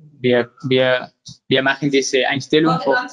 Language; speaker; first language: German; non-native, learner; Spanish